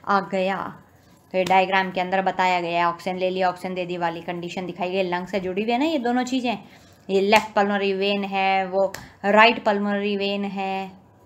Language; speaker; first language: Hindi; native; Hindi